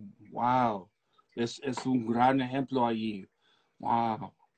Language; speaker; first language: Spanish; early bilingual, heritage; Spanish